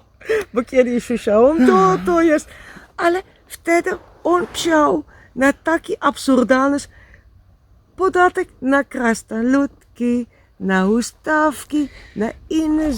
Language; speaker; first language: Polish; non-native, learner; Dutch